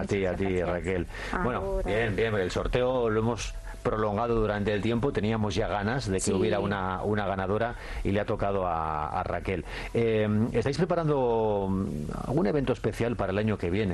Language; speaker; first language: Spanish; native; Spanish